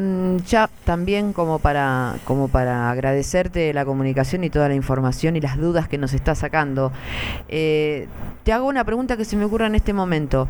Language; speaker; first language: Spanish; native; Spanish